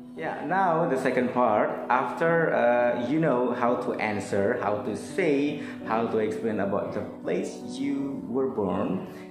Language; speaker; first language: English; non-native, fluent; Indonesian